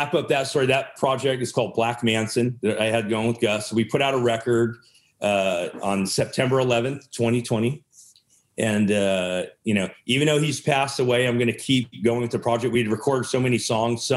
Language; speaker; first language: English; native; English